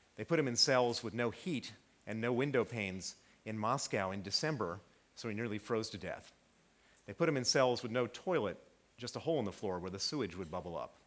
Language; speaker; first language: English; native; English